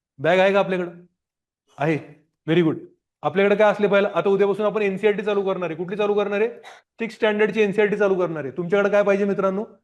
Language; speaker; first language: Marathi; non-native, local second language; Gujarati